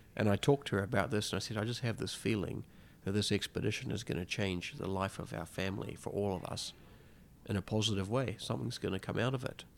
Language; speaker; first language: English; native; English